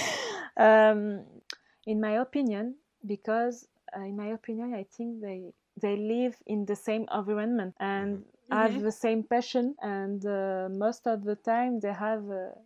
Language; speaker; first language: English; non-native, learner; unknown